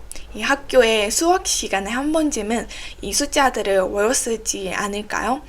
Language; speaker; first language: Korean; non-native, fluent; Burmese